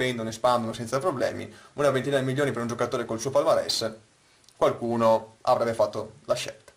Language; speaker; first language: Italian; native; Italian